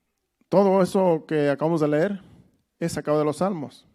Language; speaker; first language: Spanish; native; Spanish